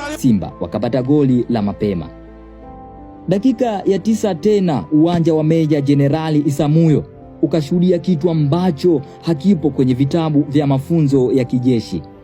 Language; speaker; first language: Swahili; native; Swahili